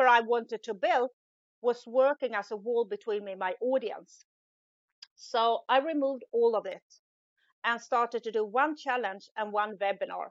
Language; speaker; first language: English; non-native, fluent; Swedish